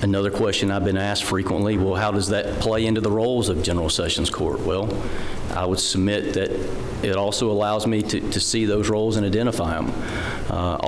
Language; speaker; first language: English; native; English